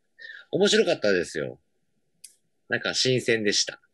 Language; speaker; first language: Japanese; native; Japanese